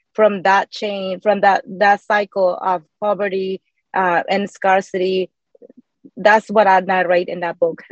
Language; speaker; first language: English; non-native, fluent; Spanish